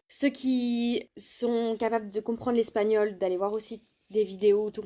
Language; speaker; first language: French; native; French